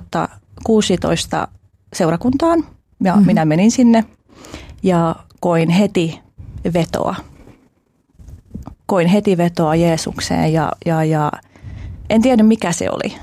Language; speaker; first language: Finnish; early bilingual, other home language; Albanian